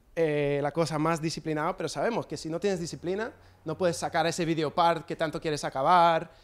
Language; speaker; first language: Spanish; non-native, fluent; English